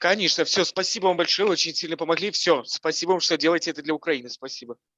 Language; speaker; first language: Russian; native; Russian